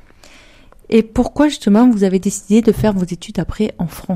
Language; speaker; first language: French; native; French